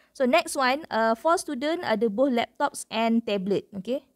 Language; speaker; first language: English; non-native, local second language; Malay